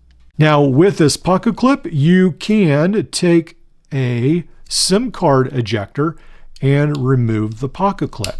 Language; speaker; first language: English; native; English